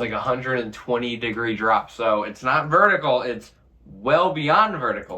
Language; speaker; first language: English; native; English